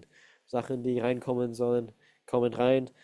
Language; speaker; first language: German; non-native, fluent; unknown